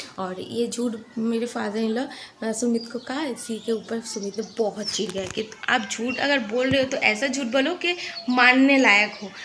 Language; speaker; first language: Hindi; non-native, local second language; Bangla